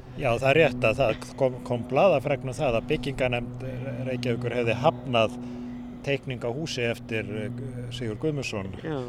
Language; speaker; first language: Icelandic; native; Icelandic